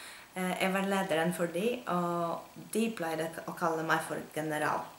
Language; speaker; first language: Norwegian; non-native, fluent; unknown